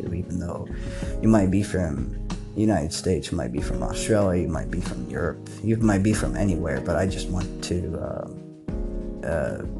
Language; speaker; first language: English; non-native, local second language; Nepali